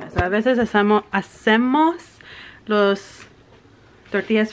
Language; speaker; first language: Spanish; early bilingual, heritage; Spanish